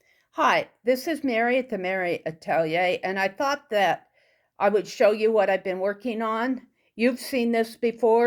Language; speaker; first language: English; native; English